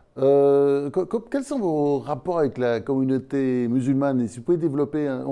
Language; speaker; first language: French; native; French